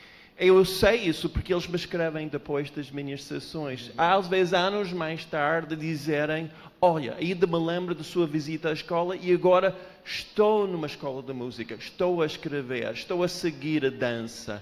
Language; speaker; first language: Portuguese; non-native, fluent; English